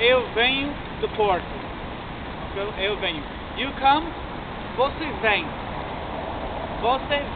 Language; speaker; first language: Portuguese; non-native, learner; English